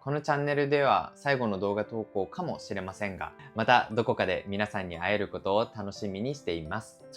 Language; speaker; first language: Japanese; native; Japanese